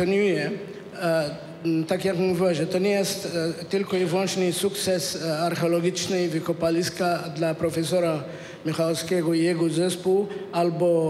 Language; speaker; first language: Polish; non-native, fluent; Arabic